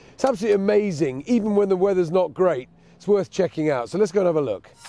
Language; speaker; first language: English; native; English